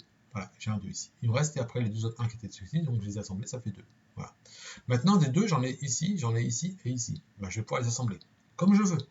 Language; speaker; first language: French; native; French